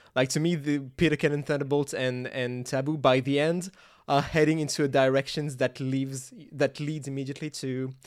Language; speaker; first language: English; non-native, fluent; French